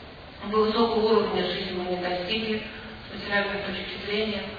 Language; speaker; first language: Russian; native; Russian